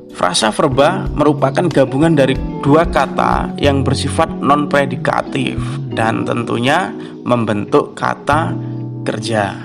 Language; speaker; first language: Indonesian; native; Indonesian